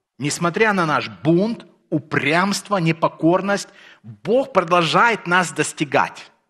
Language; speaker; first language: Russian; early bilingual, heritage; Russian